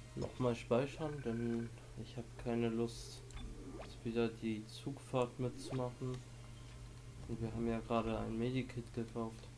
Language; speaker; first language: German; native; German